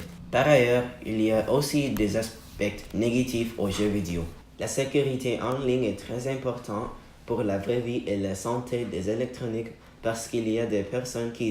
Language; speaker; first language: French; non-native, learner; English